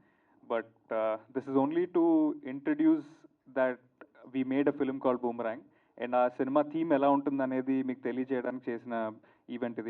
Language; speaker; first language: Telugu; native; Telugu